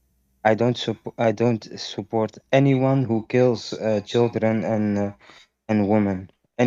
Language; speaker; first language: English; non-native, fluent; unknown